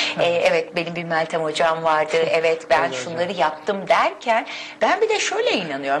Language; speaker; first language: Turkish; native; Turkish